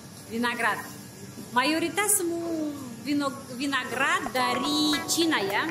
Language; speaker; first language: Indonesian; non-native, fluent; Russian